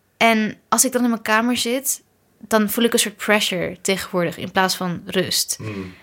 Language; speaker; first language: Dutch; early bilingual, other home language; Kurdish